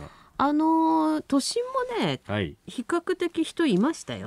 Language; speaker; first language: Japanese; native; Japanese